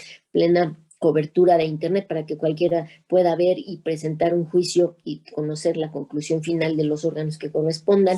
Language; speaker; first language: Spanish; native; Spanish